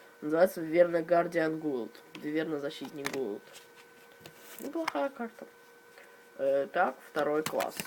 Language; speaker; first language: Russian; native; Russian